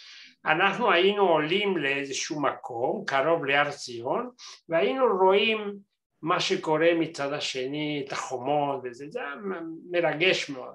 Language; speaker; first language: Hebrew; non-native, fluent; Spanish